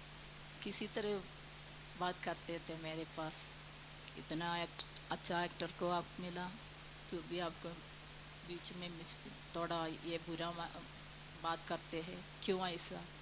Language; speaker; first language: Hindi; non-native, local second language; Malayalam